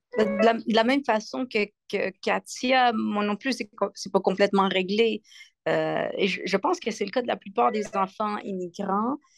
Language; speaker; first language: French; early bilingual, other home language; Spanish